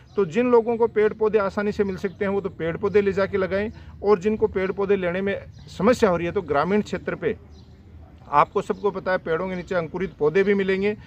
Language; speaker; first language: Hindi; native; Hindi